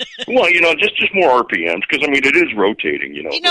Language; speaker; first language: English; native; English